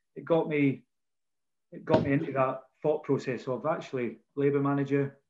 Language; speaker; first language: English; native; English